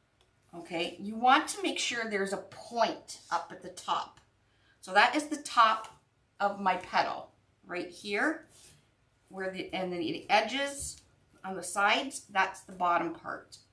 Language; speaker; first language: English; native; English